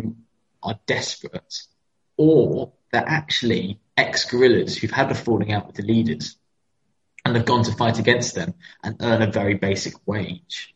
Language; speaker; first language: English; native; English